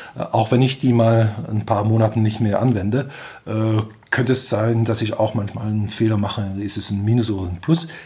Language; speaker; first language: German; non-native, fluent; French